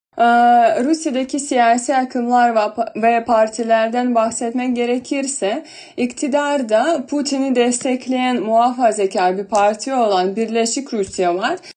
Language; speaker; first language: Turkish; non-native, fluent; Russian